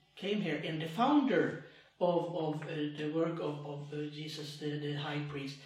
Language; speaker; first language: English; non-native, fluent; Swedish